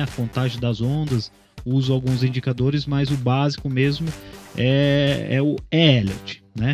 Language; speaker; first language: Portuguese; native; Portuguese